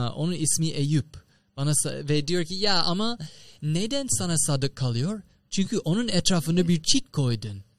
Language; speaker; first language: Turkish; non-native, fluent; English